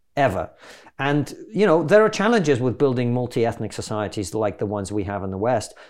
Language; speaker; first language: English; non-native, fluent; Russian